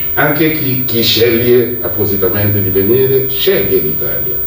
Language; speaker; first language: Italian; non-native, fluent; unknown